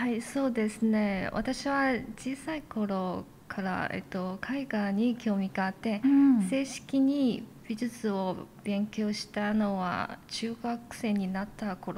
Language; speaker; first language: Japanese; non-native, fluent; Chinese